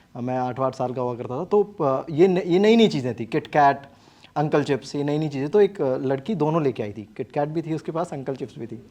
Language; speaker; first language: Hindi; native; Hindi